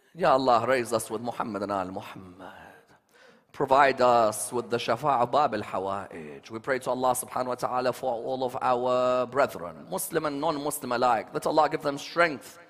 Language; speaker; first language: English; native; English